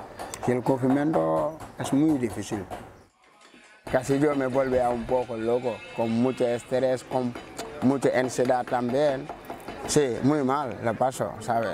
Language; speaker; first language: Spanish; non-native, local second language; Wolof